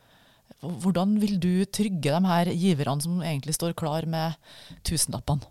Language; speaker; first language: Norwegian; native; Norwegian